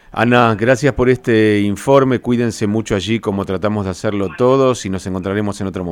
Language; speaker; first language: Spanish; native; Spanish